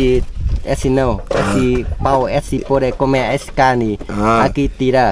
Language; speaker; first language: Portuguese; non-native, learner; Vietnamese